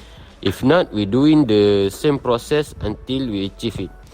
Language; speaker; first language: English; non-native, local second language; Malay